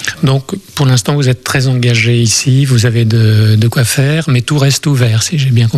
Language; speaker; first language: French; native; French